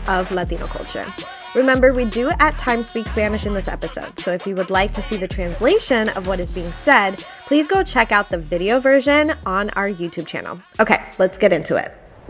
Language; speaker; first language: English; native; English